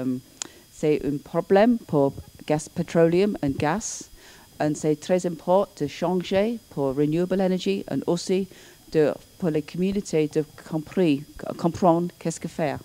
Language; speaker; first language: French; non-native, learner; English